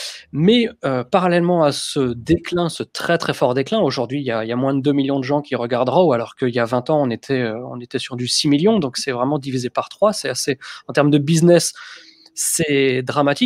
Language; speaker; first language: French; native; French